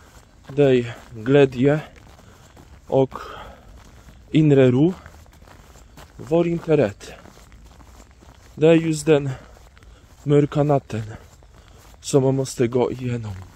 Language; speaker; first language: Swedish; non-native, fluent; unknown